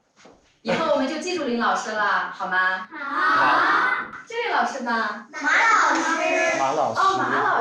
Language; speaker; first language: Chinese; native; Chinese